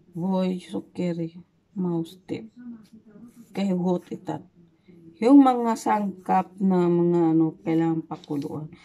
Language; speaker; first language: Filipino; native; Filipino